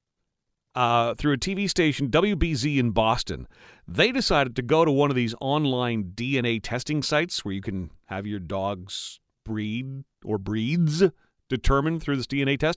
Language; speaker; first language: English; native; English